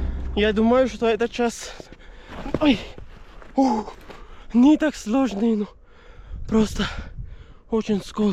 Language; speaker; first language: Russian; non-native, learner; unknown